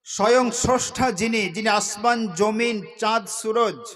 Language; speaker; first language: Bangla; native; Bangla